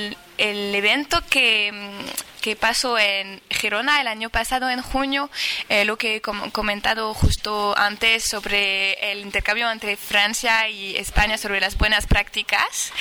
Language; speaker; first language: Spanish; non-native, fluent; French